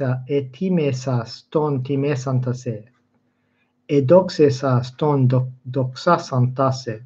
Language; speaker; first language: Greek; non-native, fluent; English